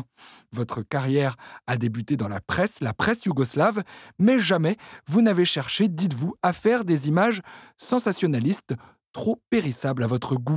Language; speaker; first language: French; native; French